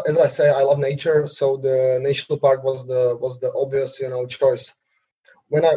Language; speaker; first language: English; non-native, learner; Slovak